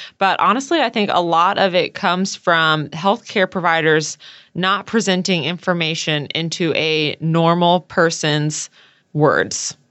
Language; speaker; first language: English; native; English